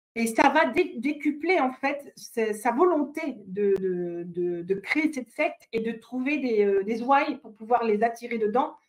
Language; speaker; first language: French; native; French